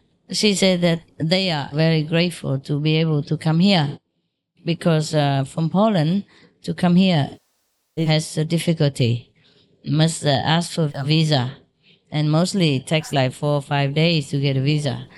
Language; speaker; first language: English; non-native, fluent; Vietnamese